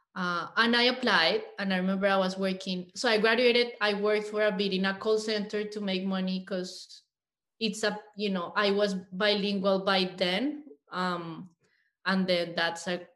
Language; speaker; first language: English; non-native, fluent; Spanish